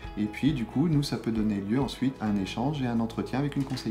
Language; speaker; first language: French; native; French